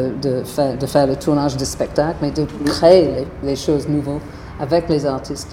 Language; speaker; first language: French; non-native, fluent; English